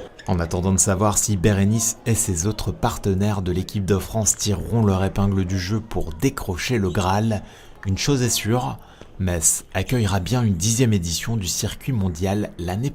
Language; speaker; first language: French; native; French